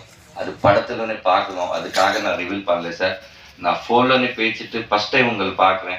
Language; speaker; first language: Tamil; non-native, learner; Telugu